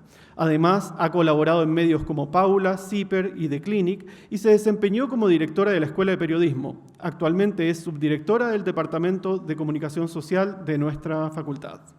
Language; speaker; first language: Spanish; native; Spanish